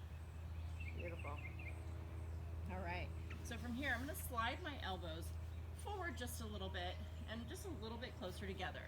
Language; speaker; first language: English; native; English